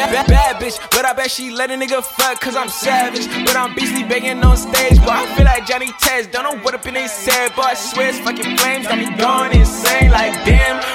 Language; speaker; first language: English; native; English